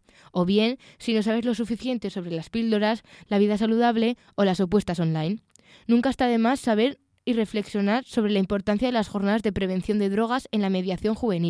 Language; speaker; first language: Spanish; native; Spanish